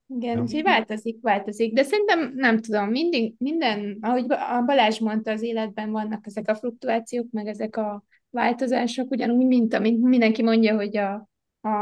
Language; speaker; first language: Hungarian; native; Hungarian